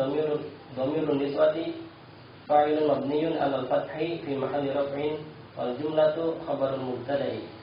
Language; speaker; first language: Arabic; non-native, learner; Indonesian